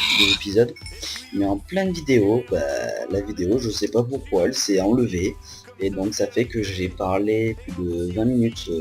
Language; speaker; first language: French; native; French